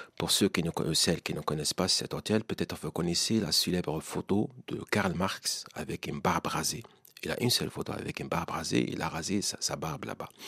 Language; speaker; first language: French; non-native, local second language; Arabic